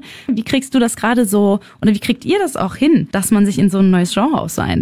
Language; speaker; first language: German; native; German